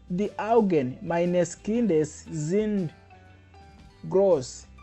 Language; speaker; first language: German; non-native, fluent; Kinyarwanda